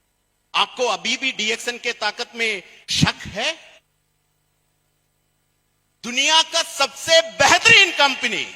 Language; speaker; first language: Hindi; non-native, fluent; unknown